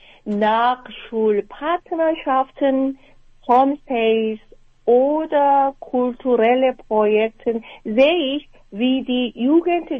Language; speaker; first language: German; non-native, fluent; Korean